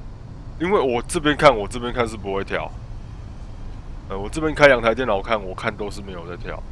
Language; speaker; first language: Chinese; native; Chinese